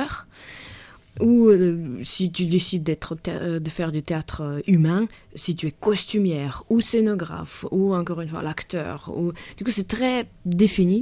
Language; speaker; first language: French; non-native, fluent; Russian